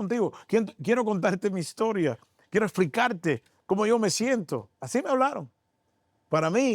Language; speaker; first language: Spanish; native; Spanish